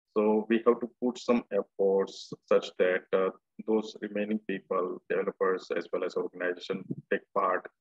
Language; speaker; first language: English; non-native, local second language; Gujarati